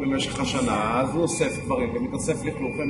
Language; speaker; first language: Hebrew; native; Hebrew